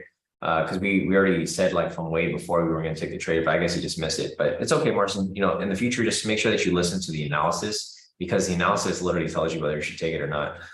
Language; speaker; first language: English; native; English